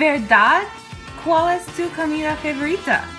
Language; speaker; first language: Spanish; non-native, learner; English